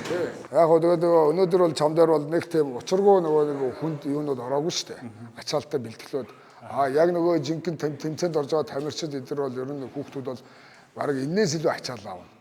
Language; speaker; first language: Mongolian; native; Mongolian